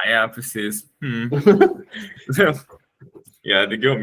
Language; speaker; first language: Danish; non-native, learner; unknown